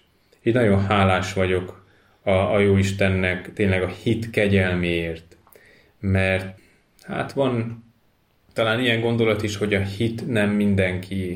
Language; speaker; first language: Hungarian; native; Hungarian